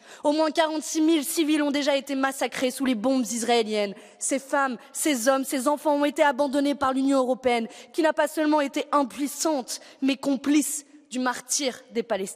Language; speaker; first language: French; native; French